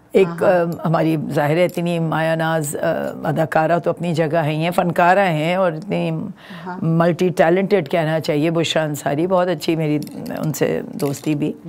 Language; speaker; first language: Urdu; native; Urdu